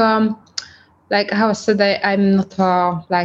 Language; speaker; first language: English; non-native, fluent; Hungarian